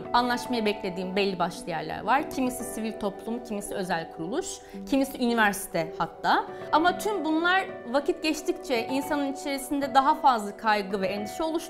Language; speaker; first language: Turkish; native; Turkish